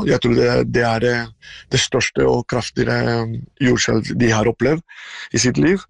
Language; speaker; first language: Norwegian; non-native, fluent; Spanish